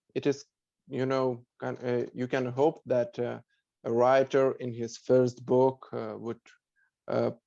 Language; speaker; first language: English; non-native, fluent; Lithuanian